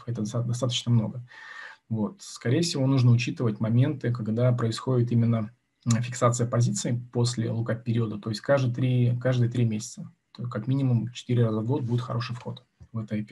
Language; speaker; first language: Russian; native; Russian